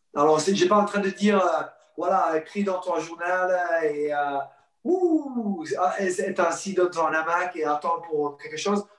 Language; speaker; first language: French; non-native, fluent; English